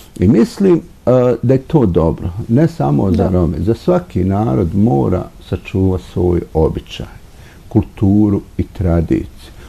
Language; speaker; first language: Bosnian; non-native, local second language; Romany